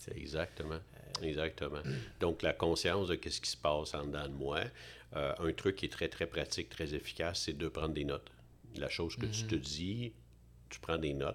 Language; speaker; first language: French; native; French